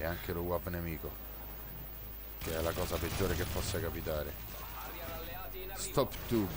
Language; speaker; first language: Italian; native; Italian